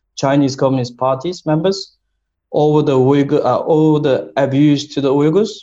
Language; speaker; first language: English; non-native, learner; Chinese